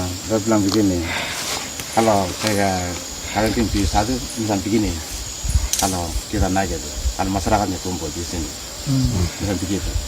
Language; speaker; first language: Indonesian; non-native, local second language; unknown